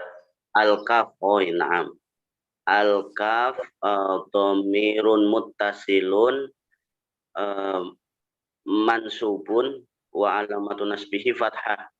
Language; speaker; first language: Arabic; non-native, learner; Indonesian